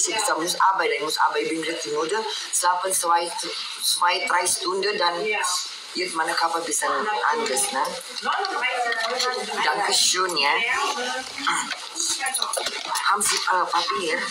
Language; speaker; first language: German; non-native, learner; Indonesian